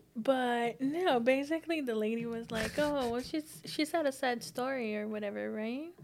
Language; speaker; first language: English; non-native, fluent; Portuguese